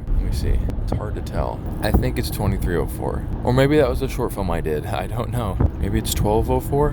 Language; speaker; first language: English; native; English